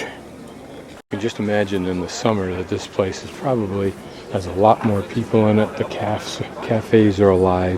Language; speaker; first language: English; native; English